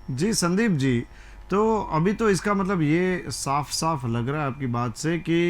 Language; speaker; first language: Hindi; non-native, local second language; Gujarati